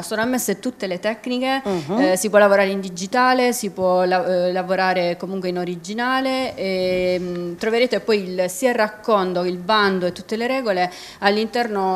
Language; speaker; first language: Italian; native; Italian